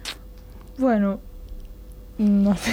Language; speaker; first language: Spanish; non-native, learner; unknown